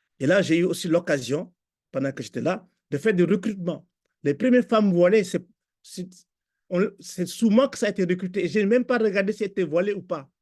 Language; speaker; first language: French; non-native, local second language; Fula